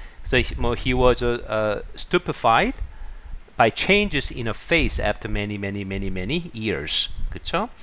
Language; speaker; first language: English; non-native, fluent; Korean